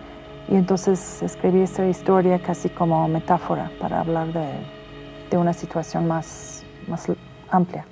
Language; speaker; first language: Spanish; non-native, fluent; Persian